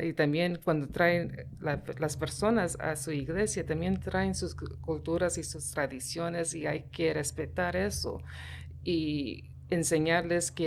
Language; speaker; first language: Spanish; early bilingual, heritage; Spanish